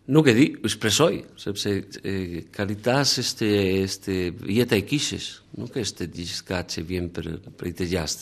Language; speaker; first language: Albanian; non-native, learner; Spanish